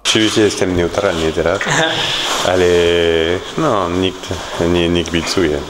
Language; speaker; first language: Polish; non-native, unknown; French